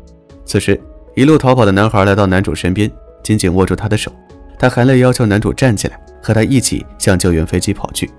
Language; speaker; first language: Chinese; native; Chinese